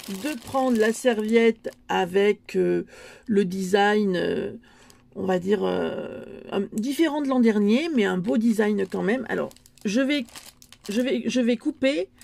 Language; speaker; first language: French; native; French